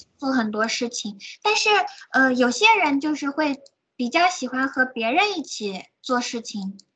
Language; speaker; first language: Chinese; native; Chinese